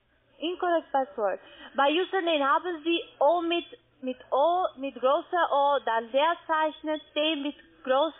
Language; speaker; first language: German; non-native, learner; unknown